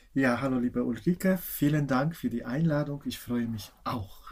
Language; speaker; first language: German; non-native, fluent; Polish